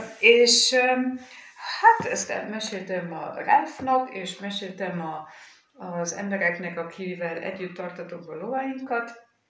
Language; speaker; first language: Hungarian; non-native, fluent; German